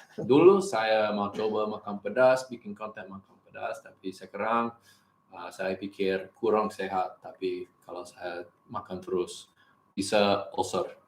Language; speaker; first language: Indonesian; non-native, learner; English